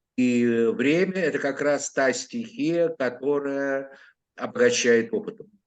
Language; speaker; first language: Russian; native; Russian